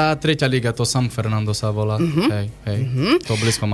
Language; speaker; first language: Slovak; non-native, learner; Portuguese